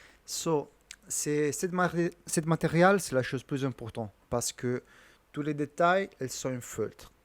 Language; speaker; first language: French; non-native, learner; Italian